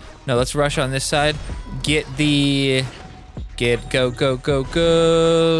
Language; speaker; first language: English; native; English